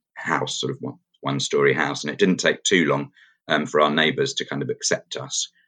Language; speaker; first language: English; native; English